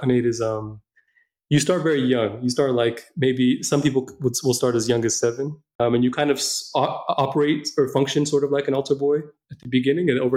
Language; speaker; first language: English; non-native, local second language; Amharic